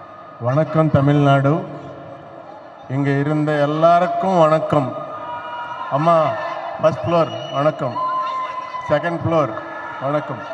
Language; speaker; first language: Tamil; non-native, learner; Telugu